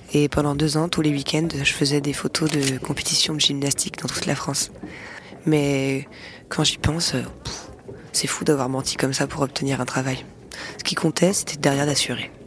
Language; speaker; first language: French; native; French